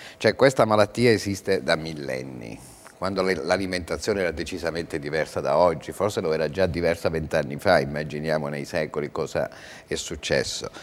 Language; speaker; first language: Italian; native; Italian